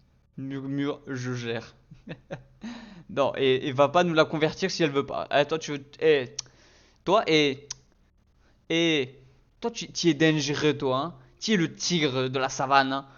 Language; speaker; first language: French; native; French